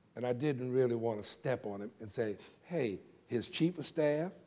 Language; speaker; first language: English; native; English